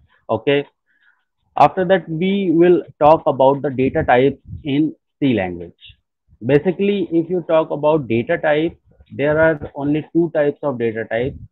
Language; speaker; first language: English; non-native, local second language; Hindi